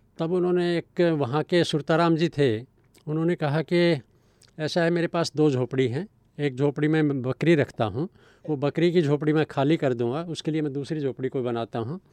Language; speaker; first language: Hindi; native; Hindi